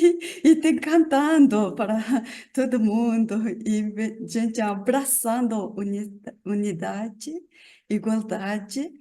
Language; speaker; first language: Portuguese; non-native, learner; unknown